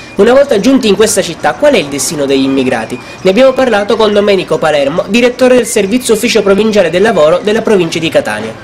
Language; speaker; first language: Italian; native; Italian